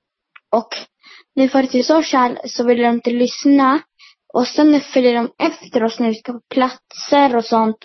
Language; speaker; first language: Swedish; early bilingual, other home language; Amharic